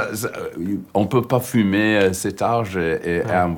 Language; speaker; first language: French; non-native, fluent; English